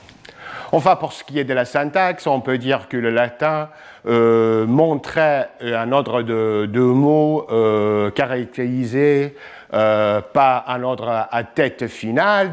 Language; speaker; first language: French; non-native, fluent; English